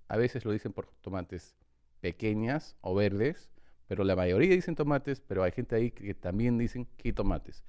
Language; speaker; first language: Spanish; early bilingual, heritage; Spanish